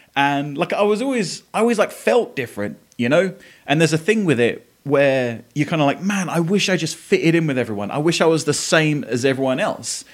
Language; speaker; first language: English; native; English